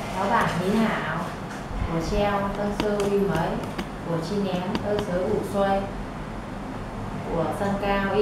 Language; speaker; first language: Chinese; non-native, learner; Vietnamese